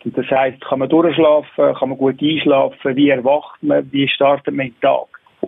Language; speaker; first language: German; native; German